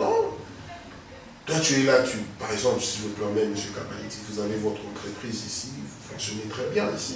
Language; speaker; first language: French; non-native, local second language; Lingala